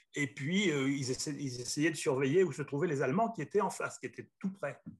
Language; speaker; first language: French; native; French